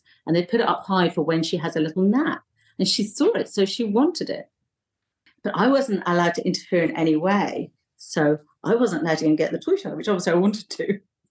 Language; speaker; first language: English; native; English